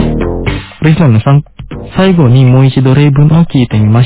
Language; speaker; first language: Japanese; non-native, fluent; Indonesian